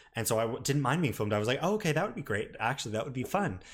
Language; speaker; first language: English; native; English